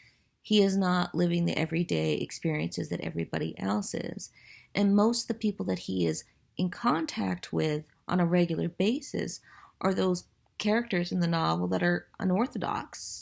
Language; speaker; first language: English; native; English